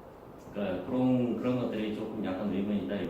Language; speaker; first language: Korean; native; Korean